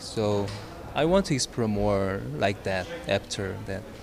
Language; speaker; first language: English; non-native, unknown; Korean